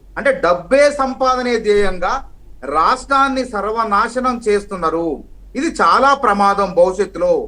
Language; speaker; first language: Telugu; native; Telugu